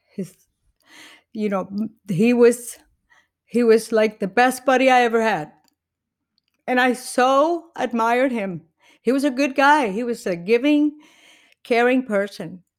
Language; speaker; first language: English; non-native, fluent; Spanish